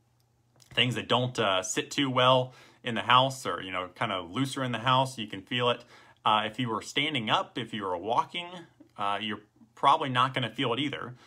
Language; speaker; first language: English; native; English